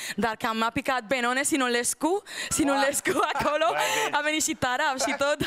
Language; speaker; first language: Romanian; non-native, learner; Spanish